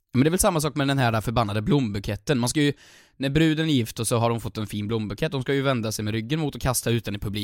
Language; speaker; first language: Swedish; native; Swedish